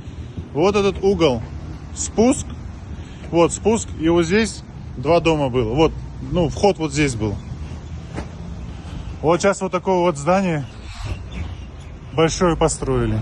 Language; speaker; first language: Russian; native; Russian